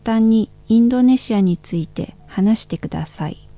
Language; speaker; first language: Japanese; non-native, learner; Indonesian